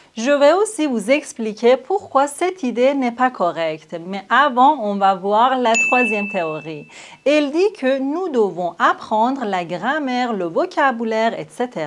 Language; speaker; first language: French; non-native, fluent; Persian